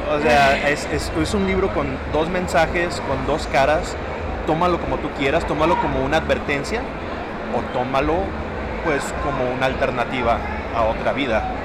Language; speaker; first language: Spanish; early bilingual, heritage; Spanish